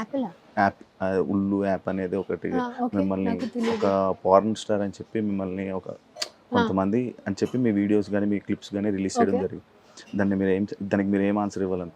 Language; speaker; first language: Telugu; native; Telugu